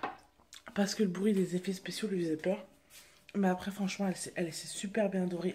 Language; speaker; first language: French; native; French